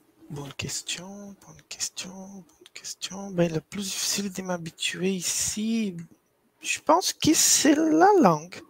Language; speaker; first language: French; non-native, fluent; Portuguese